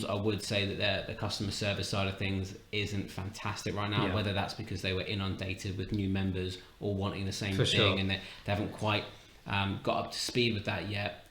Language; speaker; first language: English; native; English